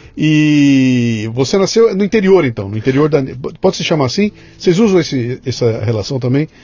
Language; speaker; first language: Portuguese; native; Portuguese